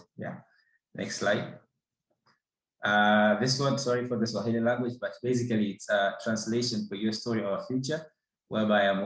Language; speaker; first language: English; non-native, local second language; Swahili